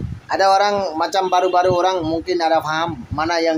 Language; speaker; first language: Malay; non-native, fluent; Bangla